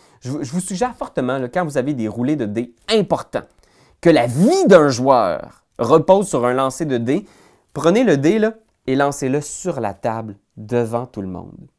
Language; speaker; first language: French; native; French